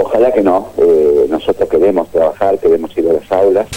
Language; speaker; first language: Spanish; native; Spanish